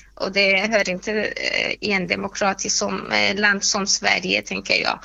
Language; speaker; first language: Swedish; non-native, fluent; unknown